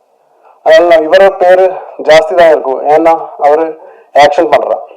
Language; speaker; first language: Tamil; non-native, learner; Malayalam